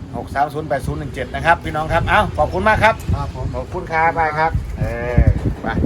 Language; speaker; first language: Thai; native; Thai